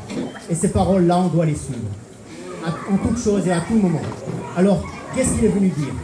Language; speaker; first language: French; native; French